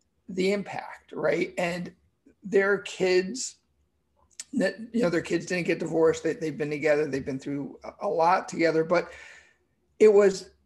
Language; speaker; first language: English; native; English